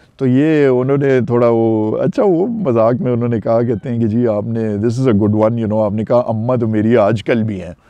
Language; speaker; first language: Urdu; non-native, local second language; Pashto